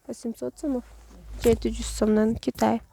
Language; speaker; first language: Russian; non-native, local second language; Kyrgyz